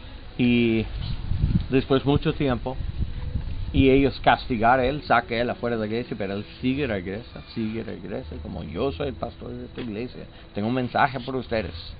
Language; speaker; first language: Spanish; non-native, learner; English